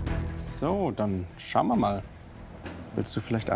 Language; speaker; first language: German; native; German